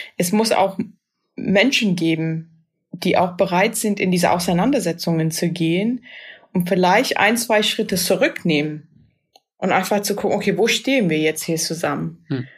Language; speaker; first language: German; non-native, fluent; English